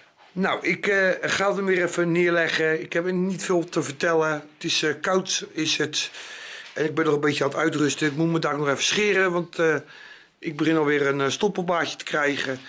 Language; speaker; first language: Dutch; native; Dutch